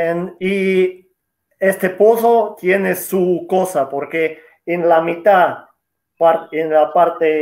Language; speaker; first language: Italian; non-native, learner; Russian